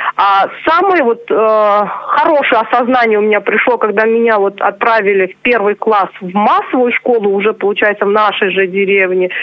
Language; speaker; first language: Russian; non-native, local second language; Chuvash